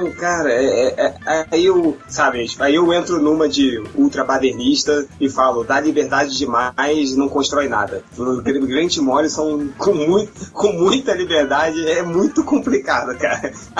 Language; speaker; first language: Portuguese; native; Portuguese